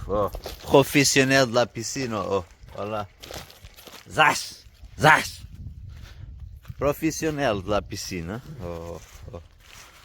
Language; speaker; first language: French; native; French